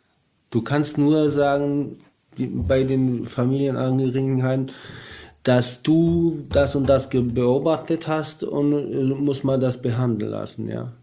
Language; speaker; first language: German; non-native, learner; Polish